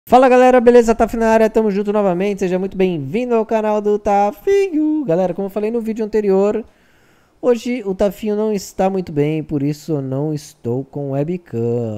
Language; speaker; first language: Portuguese; native; Portuguese